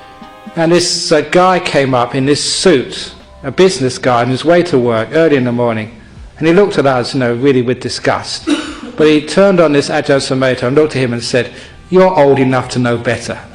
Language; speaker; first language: English; native; English